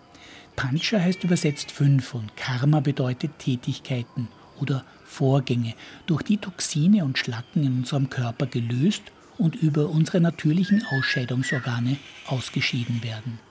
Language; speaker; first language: German; native; German